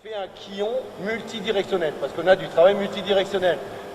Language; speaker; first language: French; native; French